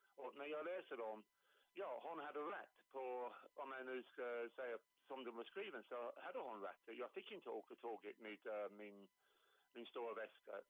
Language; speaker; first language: Swedish; non-native, fluent; English